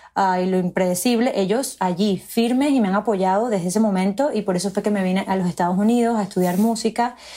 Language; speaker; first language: Spanish; native; Spanish